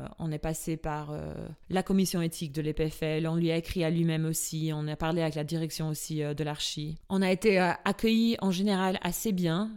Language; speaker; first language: French; non-native, fluent; Albanian